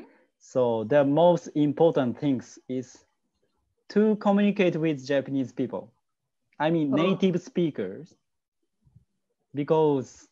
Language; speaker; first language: English; non-native, learner; Japanese